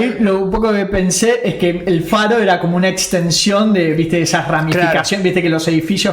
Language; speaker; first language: Spanish; native; Spanish